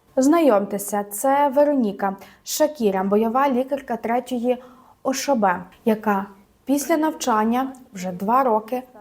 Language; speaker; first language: Ukrainian; native; Ukrainian